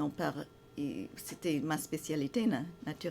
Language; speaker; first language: French; non-native, fluent; English